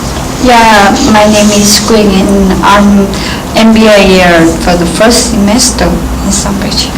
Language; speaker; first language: English; non-native, fluent; Vietnamese